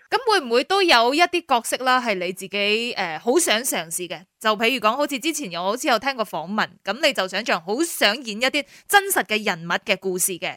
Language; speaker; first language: Cantonese; native; Cantonese